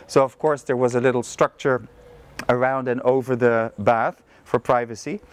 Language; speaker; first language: English; non-native, fluent; Dutch